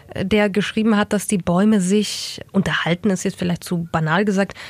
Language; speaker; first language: German; native; German